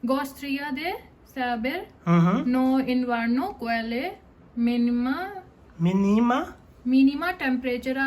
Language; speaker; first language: Portuguese; non-native, learner; Hindi